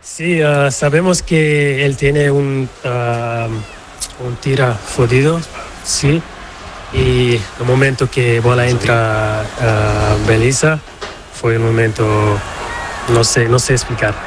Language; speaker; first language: Spanish; non-native, learner; Portuguese